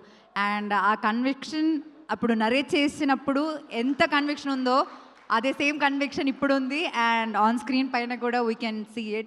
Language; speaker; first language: Telugu; non-native, local second language; Malayalam